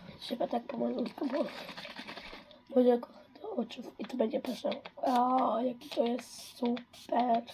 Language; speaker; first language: Polish; early bilingual, heritage; Dutch